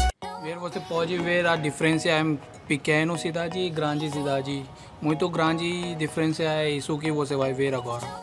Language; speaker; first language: Portuguese; non-native, learner; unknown